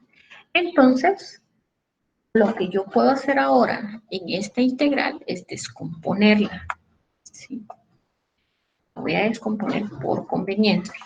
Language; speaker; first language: Spanish; native; Spanish